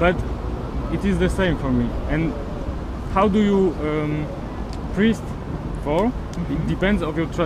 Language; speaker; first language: English; non-native, learner; Polish